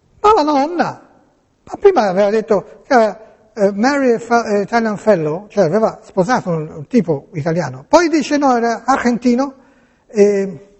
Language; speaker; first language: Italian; native; Italian